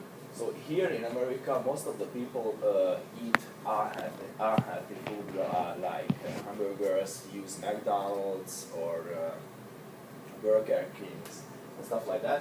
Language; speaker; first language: English; non-native, learner; Hungarian